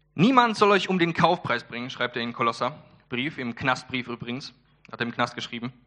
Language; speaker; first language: German; early bilingual, other home language; Polish